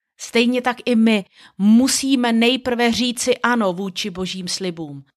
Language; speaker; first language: Czech; native; Czech